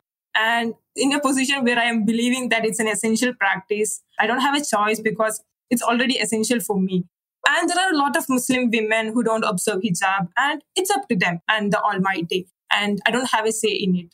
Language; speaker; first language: English; non-native, local second language; Malayalam